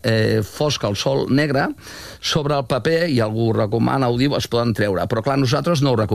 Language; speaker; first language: Catalan; native; Catalan